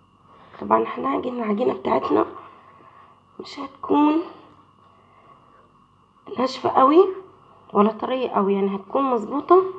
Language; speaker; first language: Arabic; native; Arabic